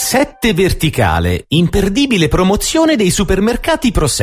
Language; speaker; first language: Italian; native; Italian